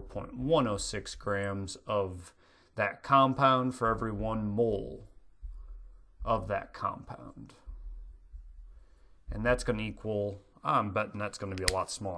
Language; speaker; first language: English; native; English